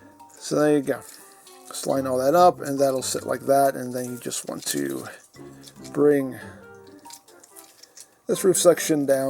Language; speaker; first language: English; native; English